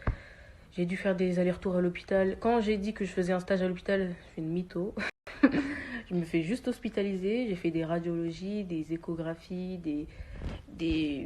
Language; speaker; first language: French; native; French